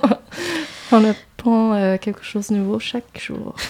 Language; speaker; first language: French; non-native, fluent; English